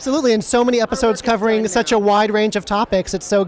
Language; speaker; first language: English; native; English